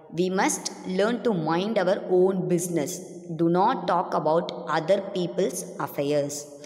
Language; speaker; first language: English; non-native, local second language; Tamil